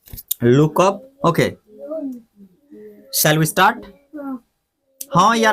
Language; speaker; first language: English; non-native, local second language; Odia